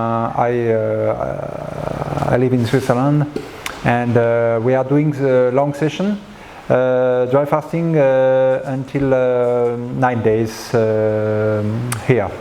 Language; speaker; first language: English; non-native, learner; French